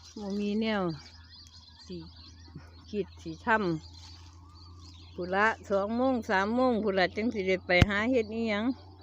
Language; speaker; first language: Thai; native; Thai